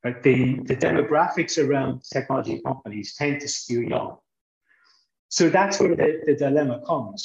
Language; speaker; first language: English; native; English